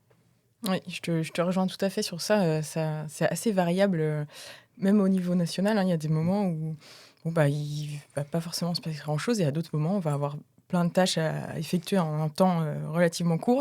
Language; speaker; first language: French; native; French